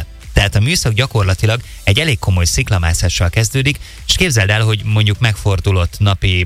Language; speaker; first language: Hungarian; native; Hungarian